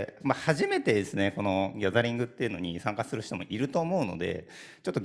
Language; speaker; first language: Japanese; native; Japanese